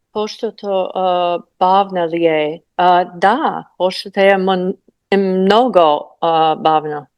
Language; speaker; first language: Bulgarian; non-native, learner; English